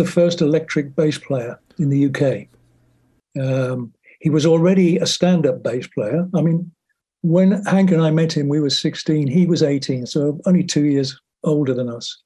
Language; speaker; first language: English; native; English